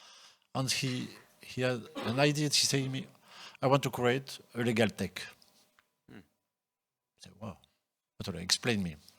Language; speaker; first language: English; non-native, local second language; French